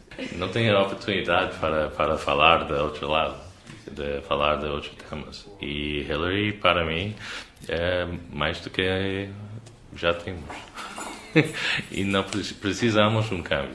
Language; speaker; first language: Portuguese; non-native, learner; English